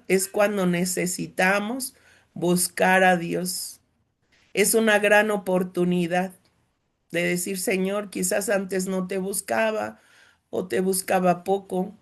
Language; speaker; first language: Spanish; native; Spanish